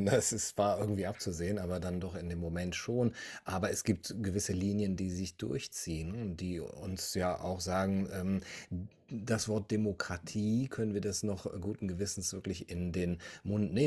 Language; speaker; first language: German; native; German